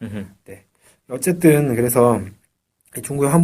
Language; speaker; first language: Korean; native; Korean